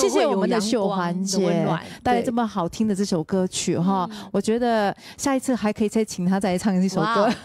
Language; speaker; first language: Chinese; native; Chinese